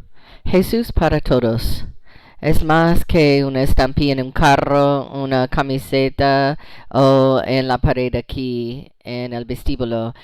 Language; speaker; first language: Spanish; non-native, fluent; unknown